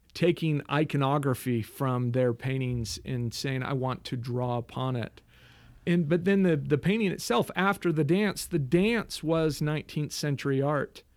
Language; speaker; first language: English; native; English